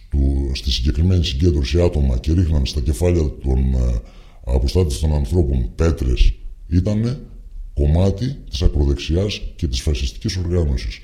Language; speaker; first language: Greek; native; Greek